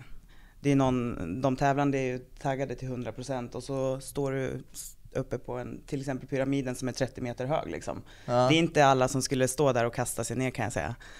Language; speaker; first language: Swedish; native; Swedish